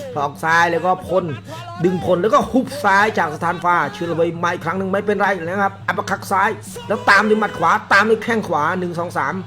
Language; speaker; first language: Thai; non-native, fluent; Khmer